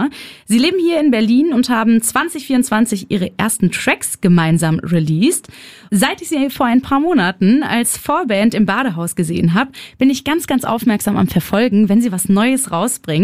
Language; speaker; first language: German; native; German